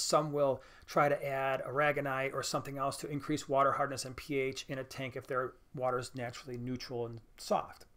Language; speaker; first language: English; native; English